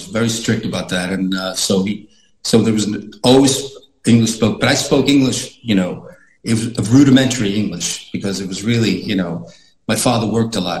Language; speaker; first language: English; non-native, fluent; Icelandic